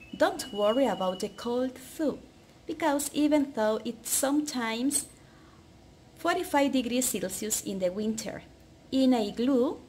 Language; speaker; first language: English; non-native, fluent; Spanish